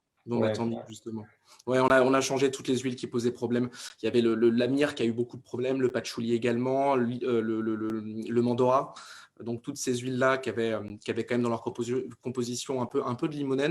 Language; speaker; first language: French; native; French